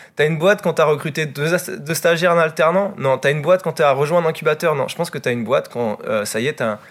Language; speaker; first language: French; native; French